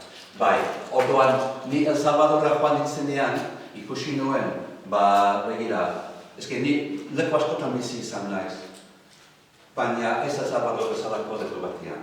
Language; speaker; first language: Basque; non-native, fluent; English